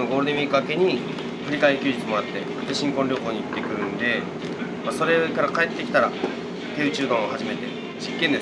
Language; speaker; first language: Japanese; native; Japanese